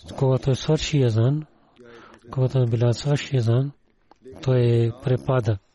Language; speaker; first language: Bulgarian; non-native, learner; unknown